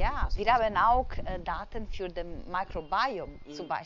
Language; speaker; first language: German; non-native, fluent; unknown